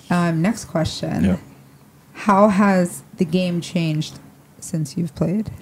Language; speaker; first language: English; native; English